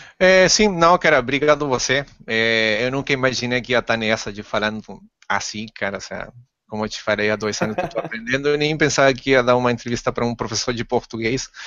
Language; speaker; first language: Portuguese; non-native, fluent; Spanish